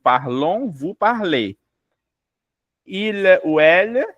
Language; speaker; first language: French; non-native, fluent; Portuguese